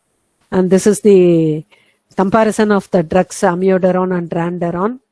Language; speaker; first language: English; non-native, local second language; Tamil